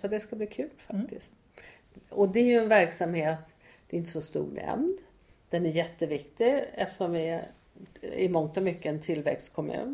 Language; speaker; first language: Swedish; native; Swedish